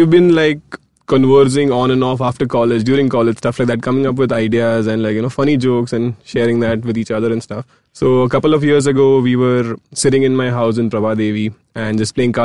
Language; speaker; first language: English; non-native, local second language; Gujarati